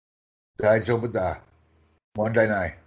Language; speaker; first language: Japanese; non-native, learner; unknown